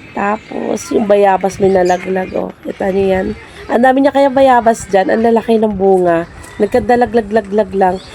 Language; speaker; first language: Filipino; non-native, local second language; Cebuano